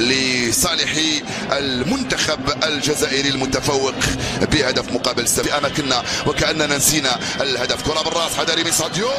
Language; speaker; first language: Arabic; native; Arabic